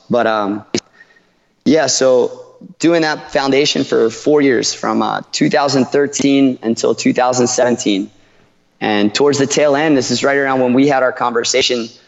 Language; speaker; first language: English; native; English